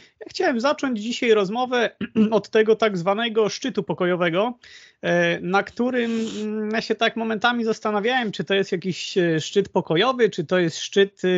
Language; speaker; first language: Polish; native; Polish